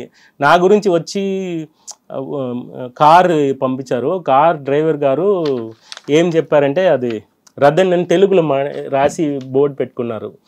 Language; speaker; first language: Telugu; non-native, fluent; Tamil